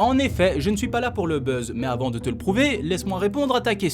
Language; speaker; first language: French; native; French